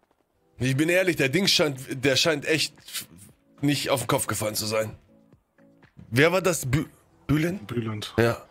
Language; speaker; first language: German; native; German